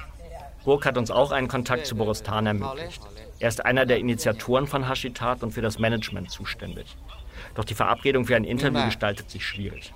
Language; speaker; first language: German; native; German